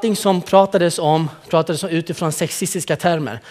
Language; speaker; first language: Swedish; early bilingual, other home language; Central Kurdish